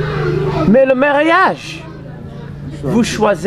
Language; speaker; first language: French; non-native, learner; English